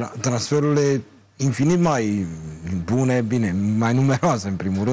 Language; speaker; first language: Romanian; native; Romanian